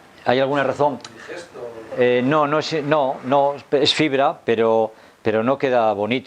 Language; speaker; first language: Spanish; native; Spanish